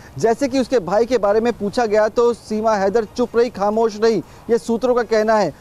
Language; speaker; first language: Hindi; native; Hindi